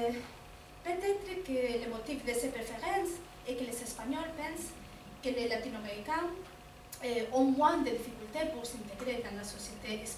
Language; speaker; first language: French; non-native, fluent; Spanish